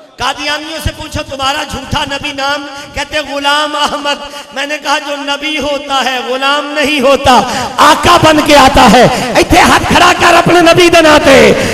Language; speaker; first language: Urdu; non-native, local second language; Punjabi